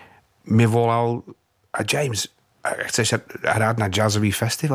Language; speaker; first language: Czech; non-native, fluent; English